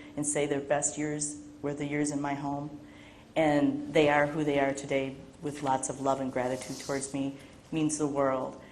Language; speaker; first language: English; native; English